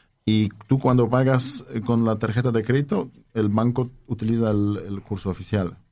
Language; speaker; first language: Spanish; non-native, fluent; Polish